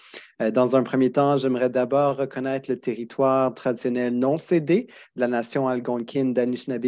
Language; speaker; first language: French; native; French